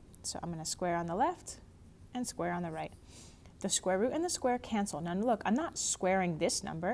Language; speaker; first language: English; native; English